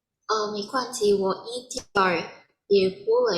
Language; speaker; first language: Chinese; non-native, learner; Indonesian